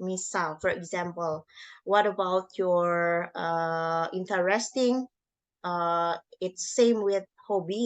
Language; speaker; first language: English; non-native, learner; Indonesian